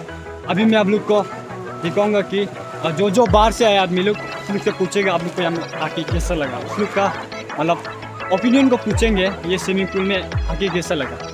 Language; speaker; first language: Hindi; non-native, learner; Nepali